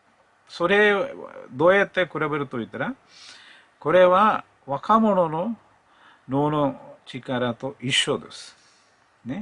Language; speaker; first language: Japanese; non-native, learner; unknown